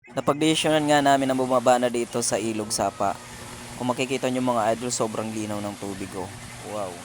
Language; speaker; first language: Filipino; non-native, local second language; Bikol